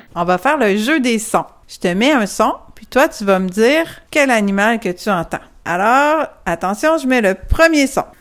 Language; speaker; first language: French; native; French